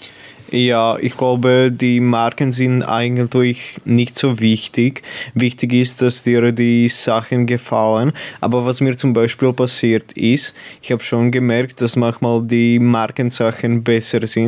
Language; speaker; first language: German; non-native, local second language; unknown